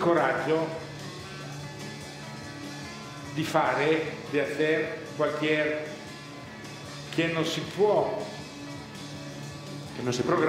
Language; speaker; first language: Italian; non-native, fluent; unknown